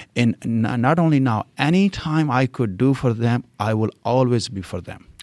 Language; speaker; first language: English; non-native, local second language; Punjabi